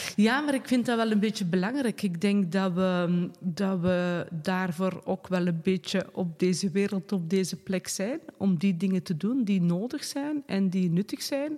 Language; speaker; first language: Dutch; native; Dutch